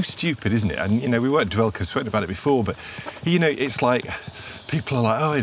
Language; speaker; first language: English; native; English